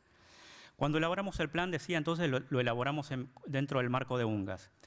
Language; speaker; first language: Spanish; native; Spanish